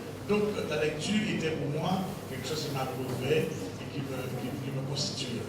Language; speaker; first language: French; native; French